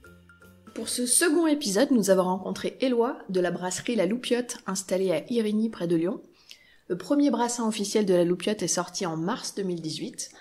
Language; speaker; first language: French; native; French